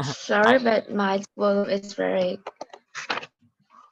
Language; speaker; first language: English; non-native, learner; Korean